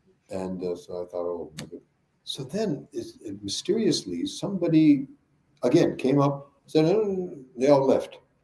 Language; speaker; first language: English; native; English